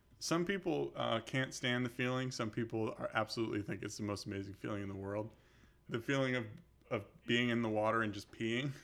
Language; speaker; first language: English; native; English